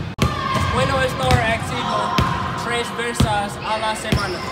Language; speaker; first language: Spanish; non-native, learner; English